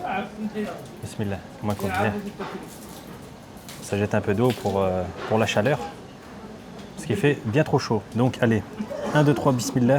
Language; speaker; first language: French; native; French